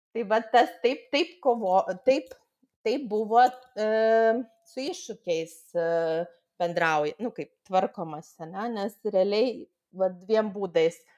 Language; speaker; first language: Lithuanian; non-native, local second language; Russian